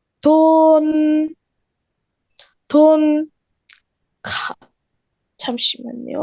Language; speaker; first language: Korean; non-native, learner; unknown